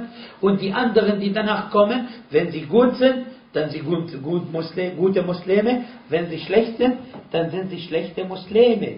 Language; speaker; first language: German; non-native, fluent; Arabic